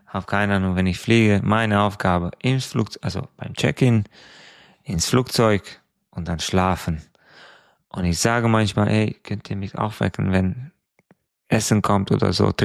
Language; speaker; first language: German; non-native, fluent; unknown